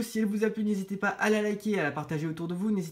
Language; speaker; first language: French; native; French